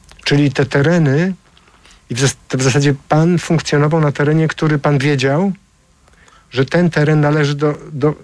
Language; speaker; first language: Polish; native; Polish